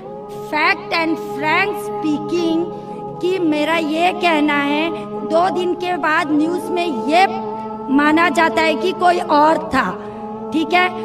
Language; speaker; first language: Hindi; non-native, local second language; Marathi